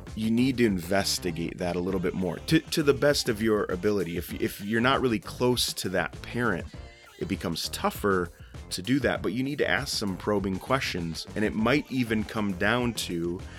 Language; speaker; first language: English; native; English